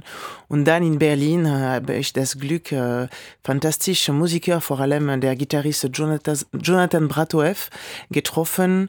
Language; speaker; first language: German; non-native, fluent; French